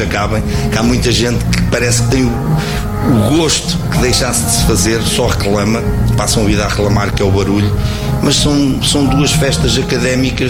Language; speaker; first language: Portuguese; native; Portuguese